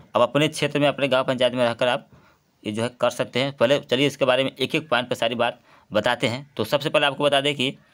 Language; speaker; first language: Hindi; native; Hindi